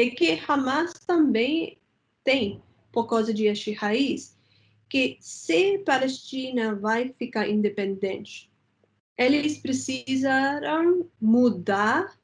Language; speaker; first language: Portuguese; non-native, fluent; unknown